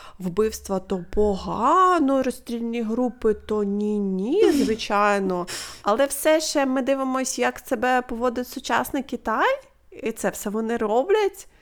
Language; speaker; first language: Ukrainian; non-native, local second language; Russian